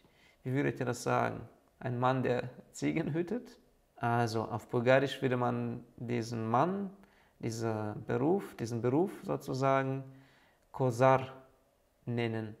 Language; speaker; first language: German; non-native, fluent; Bulgarian